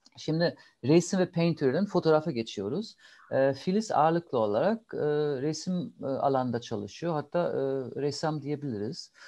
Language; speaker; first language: Turkish; non-native, fluent; German